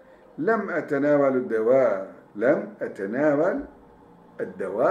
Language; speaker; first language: Arabic; non-native, fluent; Turkish